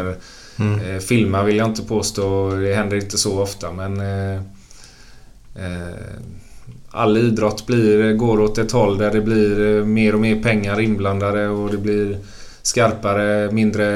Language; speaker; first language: Swedish; native; Swedish